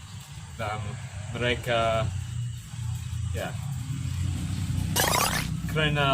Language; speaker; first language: Indonesian; non-native, fluent; English